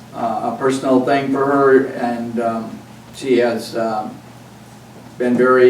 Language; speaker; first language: English; native; English